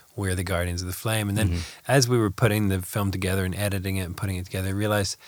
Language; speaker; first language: English; native; English